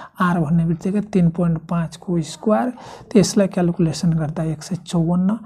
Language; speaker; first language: Nepali; non-native, local second language; Maithili